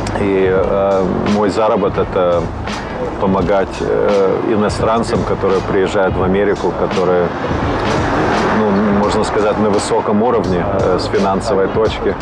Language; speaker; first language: Russian; early bilingual, heritage; Russian